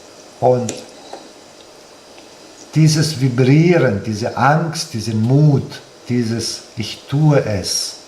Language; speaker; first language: German; non-native, fluent; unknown